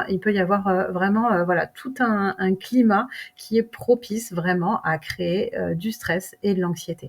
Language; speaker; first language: French; native; French